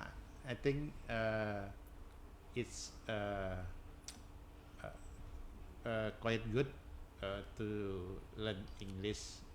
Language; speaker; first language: English; non-native, learner; Indonesian